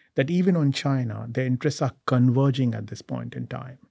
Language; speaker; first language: English; non-native, local second language; Hindi